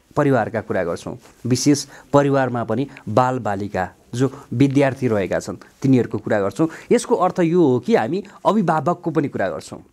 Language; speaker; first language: Nepali; native; Nepali